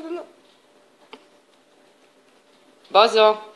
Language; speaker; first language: Italian; native; Italian